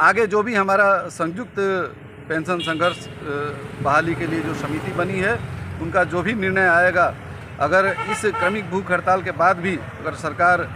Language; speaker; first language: Hindi; native; Hindi